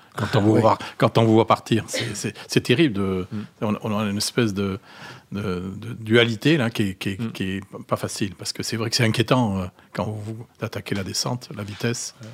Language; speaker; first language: French; native; French